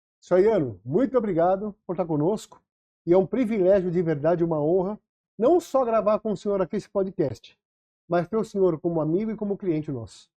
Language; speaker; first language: Portuguese; native; Portuguese